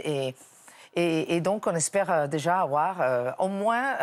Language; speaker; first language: French; non-native, fluent; Italian